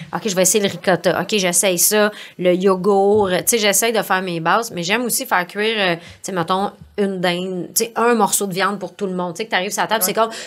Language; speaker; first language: French; native; French